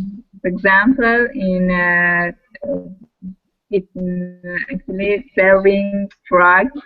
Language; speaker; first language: English; non-native, learner; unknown